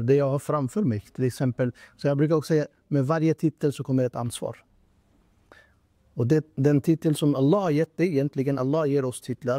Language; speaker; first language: Swedish; non-native, fluent; Urdu